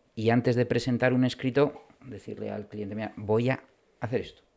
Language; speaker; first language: Spanish; native; Spanish